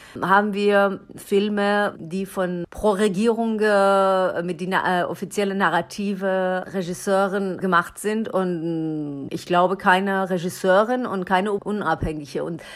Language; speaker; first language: German; non-native, learner; Persian